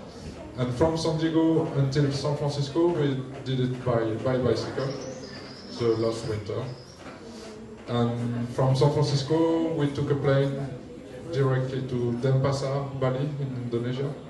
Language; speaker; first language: English; non-native, learner; French